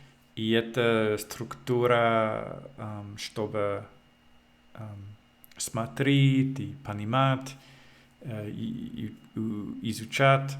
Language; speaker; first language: Russian; non-native, learner; English